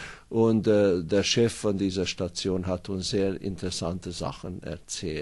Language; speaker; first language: German; non-native, fluent; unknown